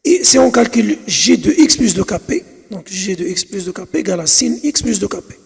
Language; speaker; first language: French; non-native, local second language; Arabic